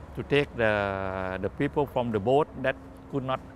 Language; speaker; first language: English; non-native, learner; Thai